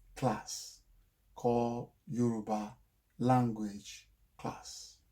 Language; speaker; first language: English; non-native, local second language; Yoruba